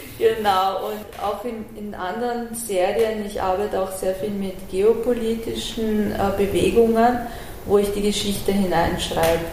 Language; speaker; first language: German; early bilingual, other home language; Persian